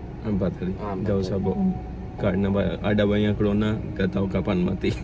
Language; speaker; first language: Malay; non-native, learner; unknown